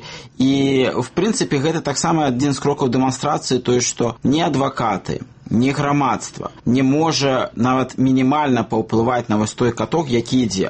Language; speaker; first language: Belarusian; native; Belarusian